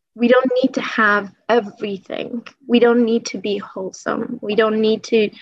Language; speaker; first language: English; early bilingual, other home language; Persian